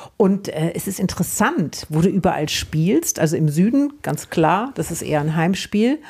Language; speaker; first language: German; native; German